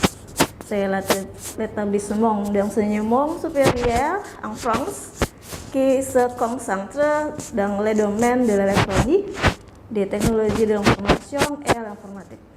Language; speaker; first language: French; non-native, learner; Indonesian